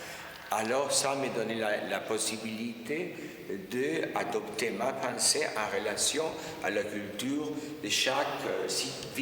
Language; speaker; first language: French; non-native, fluent; Spanish